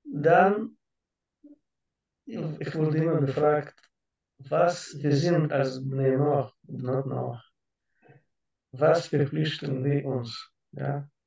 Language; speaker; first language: German; non-native, learner; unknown